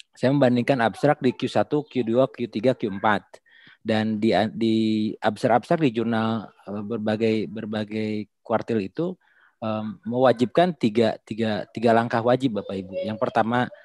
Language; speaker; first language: Indonesian; non-native, local second language; Sundanese